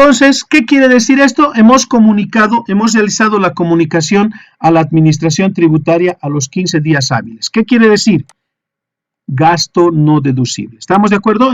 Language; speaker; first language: Spanish; native; Spanish